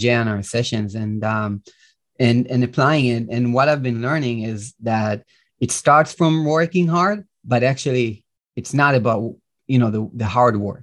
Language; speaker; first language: English; non-native, fluent; Hebrew